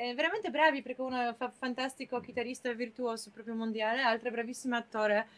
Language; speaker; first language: Italian; non-native, fluent; Polish